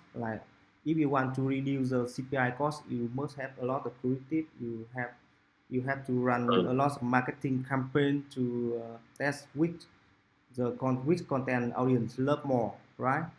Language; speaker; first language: English; non-native, local second language; Vietnamese